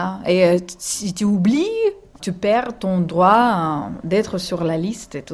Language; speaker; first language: French; non-native, fluent; Russian